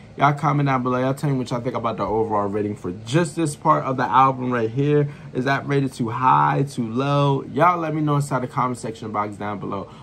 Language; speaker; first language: English; native; English